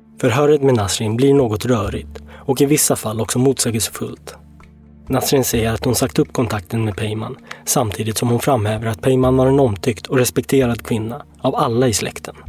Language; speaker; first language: Swedish; native; Swedish